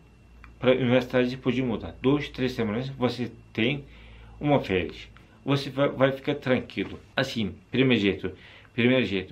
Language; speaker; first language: Portuguese; non-native, learner; Turkish